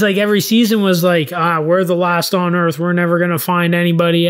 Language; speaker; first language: English; native; English